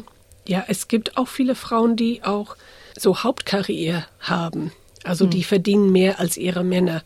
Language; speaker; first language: German; non-native, fluent; English